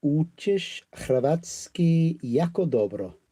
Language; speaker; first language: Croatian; non-native, learner; English